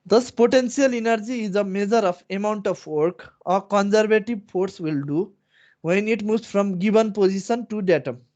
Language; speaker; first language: English; non-native, local second language; Nepali